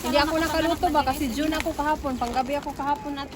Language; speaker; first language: Filipino; non-native, local second language; Cebuano